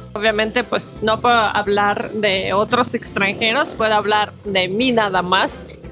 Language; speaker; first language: Spanish; non-native, fluent; Russian